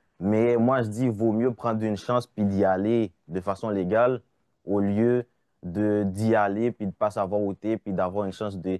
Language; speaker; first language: French; non-native, local second language; Haitian Creole